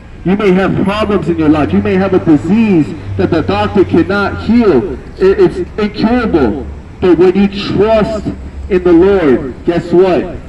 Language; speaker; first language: English; native; English